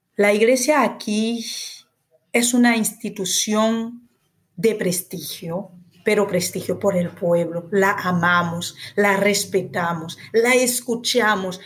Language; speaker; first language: Spanish; non-native, fluent; Haitian Creole